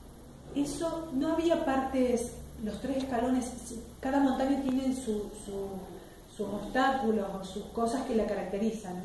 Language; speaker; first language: Spanish; native; Spanish